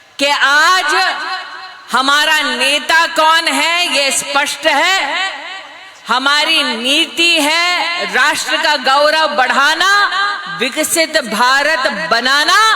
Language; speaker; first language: Hindi; native; Hindi